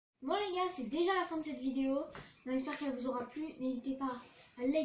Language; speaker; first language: French; native; French